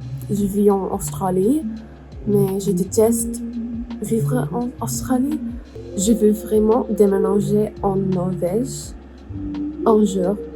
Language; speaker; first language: French; non-native, learner; English